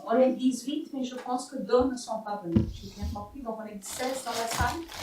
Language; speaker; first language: French; non-native, learner; Marathi